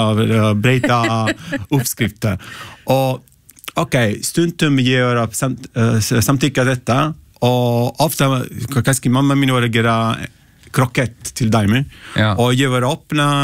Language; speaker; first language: Icelandic; non-native, learner; Italian